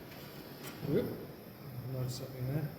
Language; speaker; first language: English; native; English